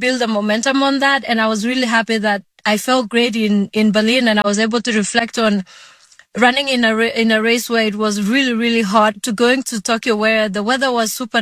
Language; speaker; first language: English; non-native, local second language; Kalenjin